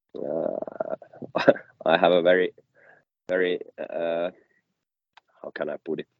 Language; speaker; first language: English; non-native, fluent; Finnish